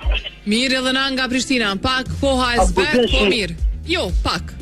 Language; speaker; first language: Albanian; native; Albanian